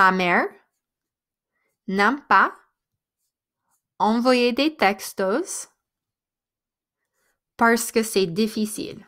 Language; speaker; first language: French; non-native, fluent; English